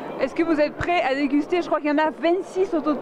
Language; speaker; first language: French; native; French